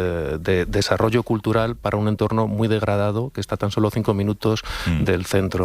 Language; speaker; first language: Spanish; native; Spanish